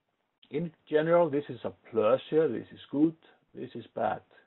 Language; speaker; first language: English; non-native, fluent; Icelandic